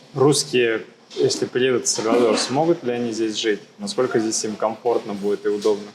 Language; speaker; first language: Russian; native; Russian